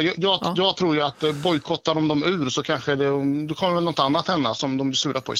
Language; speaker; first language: Swedish; native; Swedish